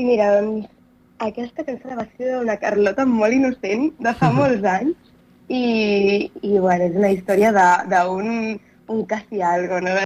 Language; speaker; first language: Catalan; native; Catalan